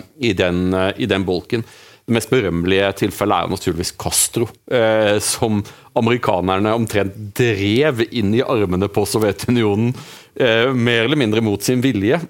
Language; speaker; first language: Norwegian; native; Norwegian